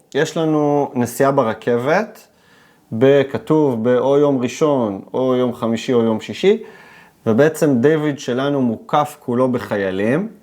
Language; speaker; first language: Hebrew; native; Hebrew